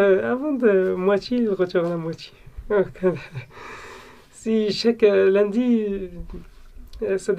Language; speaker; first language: French; non-native, local second language; Arabic